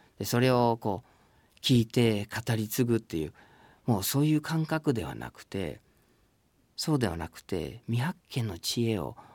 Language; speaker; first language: Japanese; non-native, fluent; English